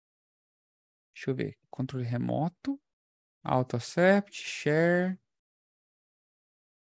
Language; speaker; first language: Portuguese; native; Portuguese